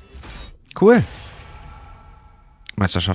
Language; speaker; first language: German; native; German